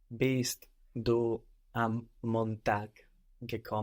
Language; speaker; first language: German; non-native, learner; English